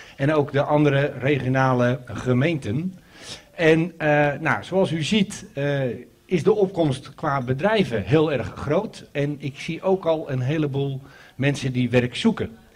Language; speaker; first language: Dutch; native; Dutch